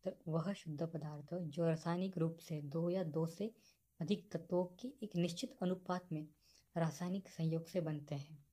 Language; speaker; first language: Hindi; non-native, local second language; Marathi